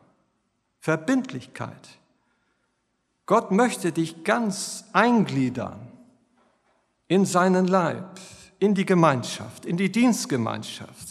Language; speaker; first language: German; native; German